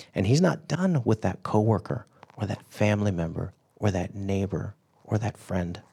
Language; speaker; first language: English; native; English